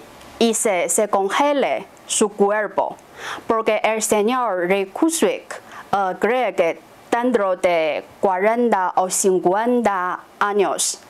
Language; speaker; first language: Spanish; non-native, fluent; Chinese